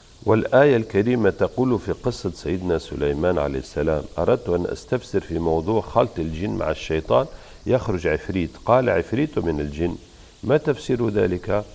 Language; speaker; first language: Arabic; native; Arabic